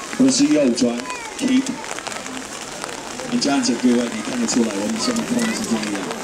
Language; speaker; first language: Chinese; non-native, fluent; English